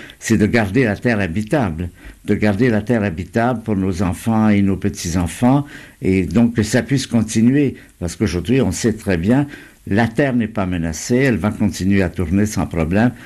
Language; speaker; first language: French; native; French